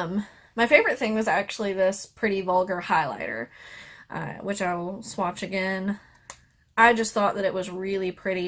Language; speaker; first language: English; native; English